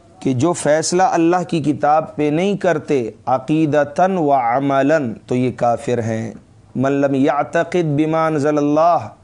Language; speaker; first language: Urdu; non-native, local second language; Pashto